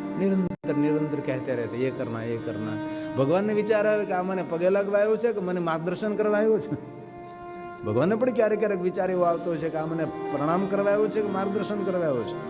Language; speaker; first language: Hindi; non-native, local second language; Gujarati